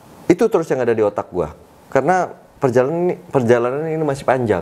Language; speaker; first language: Indonesian; native; Indonesian